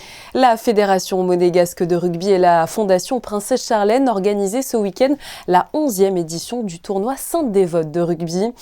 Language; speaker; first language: French; native; French